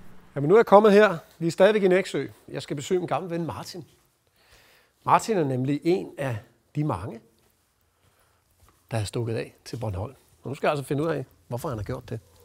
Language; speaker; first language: Danish; native; Danish